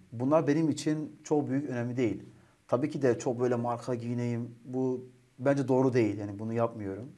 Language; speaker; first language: Turkish; native; Turkish